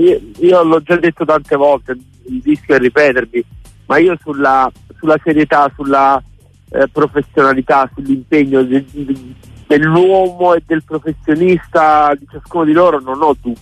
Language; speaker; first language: Italian; native; Italian